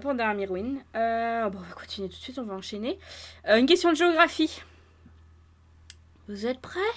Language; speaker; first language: French; native; French